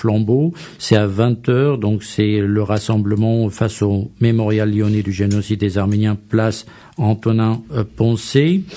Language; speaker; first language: French; native; French